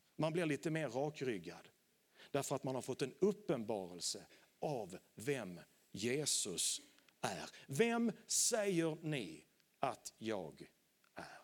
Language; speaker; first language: Swedish; native; Swedish